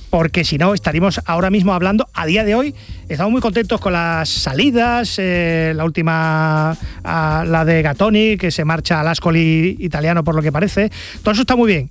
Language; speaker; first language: Spanish; native; Spanish